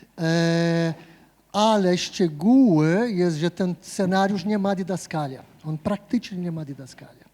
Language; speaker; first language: Polish; non-native, fluent; Portuguese